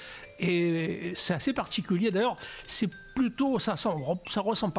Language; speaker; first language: French; native; French